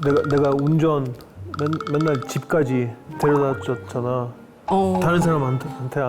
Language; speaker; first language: Korean; non-native, fluent; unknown